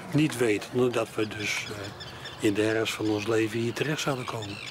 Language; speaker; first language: Dutch; native; Dutch